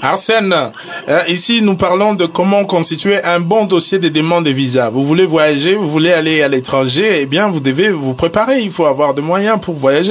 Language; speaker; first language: French; non-native, local second language; Lingala